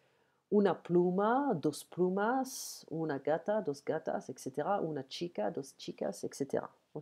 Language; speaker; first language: Spanish; non-native, learner; French